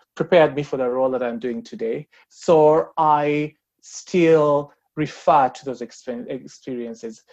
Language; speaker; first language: English; non-native, local second language; Ganda